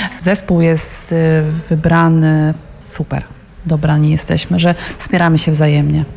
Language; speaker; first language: Polish; native; Polish